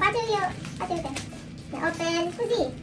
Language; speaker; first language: Italian; non-native, fluent; Filipino